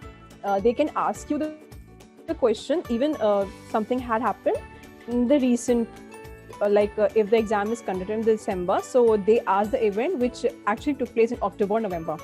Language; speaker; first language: English; non-native, local second language; Hindi